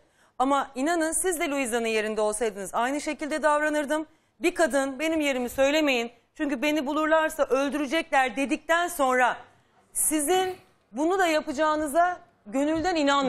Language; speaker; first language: Turkish; native; Turkish